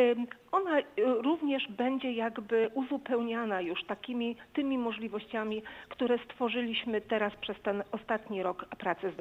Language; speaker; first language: Polish; native; Polish